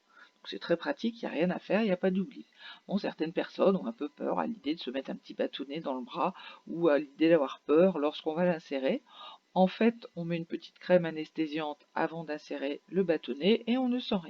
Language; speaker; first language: French; native; French